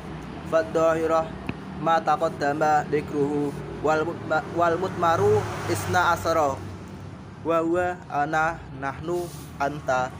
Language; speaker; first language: Arabic; non-native, learner; Indonesian